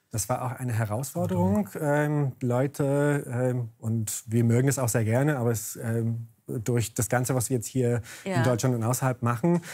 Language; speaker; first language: German; non-native, fluent; English